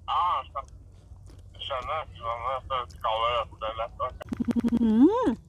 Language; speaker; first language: Norwegian; non-native, learner; Thai